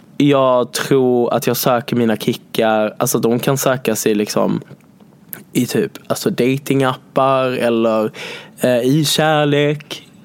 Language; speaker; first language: Swedish; native; Swedish